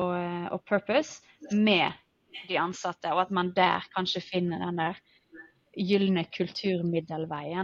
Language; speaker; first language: Norwegian; native; Norwegian